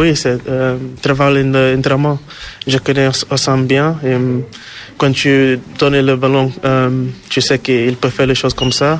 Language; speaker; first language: French; non-native, learner; English